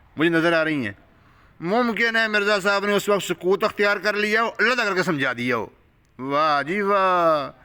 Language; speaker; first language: Urdu; non-native, local second language; Punjabi